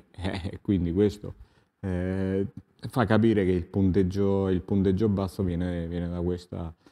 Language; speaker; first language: Italian; native; Italian